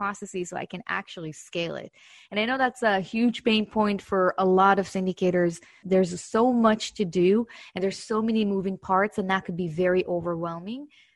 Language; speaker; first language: English; non-native, fluent; Hebrew